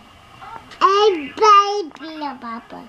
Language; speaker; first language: Japanese; early bilingual, heritage; Japanese